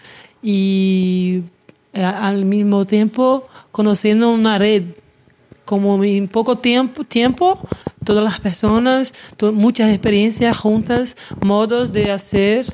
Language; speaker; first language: Spanish; non-native, learner; Portuguese